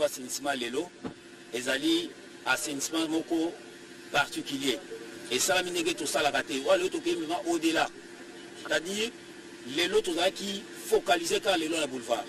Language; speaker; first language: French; non-native, local second language; Lingala